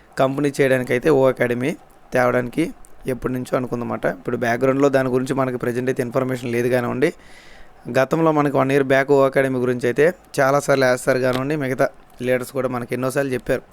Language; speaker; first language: Telugu; native; Telugu